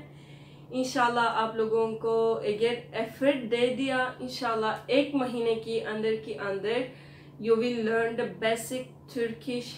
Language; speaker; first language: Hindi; non-native, fluent; Turkish